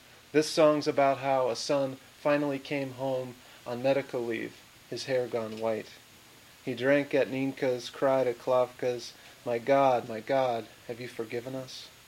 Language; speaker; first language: English; native; English